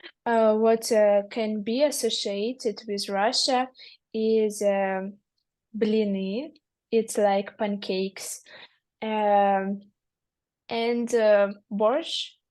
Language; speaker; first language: English; non-native, learner; Russian